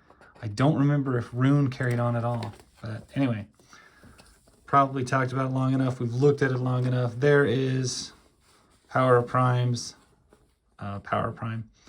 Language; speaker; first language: English; native; English